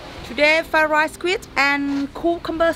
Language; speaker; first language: English; non-native, learner; Thai